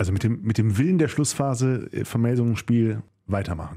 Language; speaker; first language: German; native; German